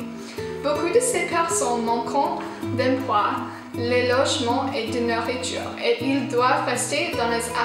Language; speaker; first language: French; non-native, learner; English